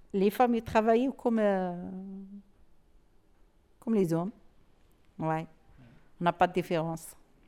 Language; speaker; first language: French; non-native, learner; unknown